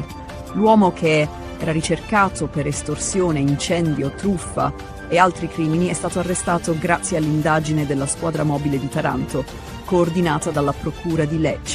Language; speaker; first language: Italian; native; Italian